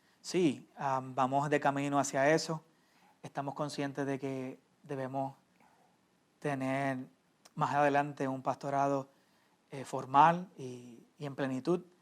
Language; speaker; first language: Spanish; native; Spanish